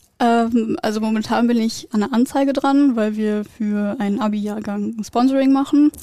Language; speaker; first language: German; native; German